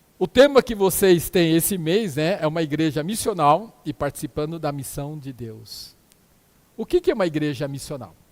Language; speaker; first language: Portuguese; early bilingual, other home language; Min Nan Chinese